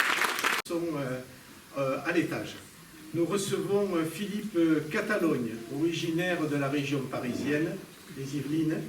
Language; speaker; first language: French; native; French